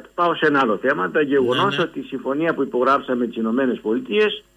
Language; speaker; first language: Greek; native; Greek